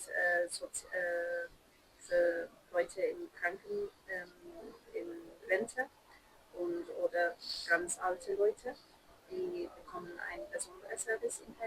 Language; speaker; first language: German; non-native, fluent; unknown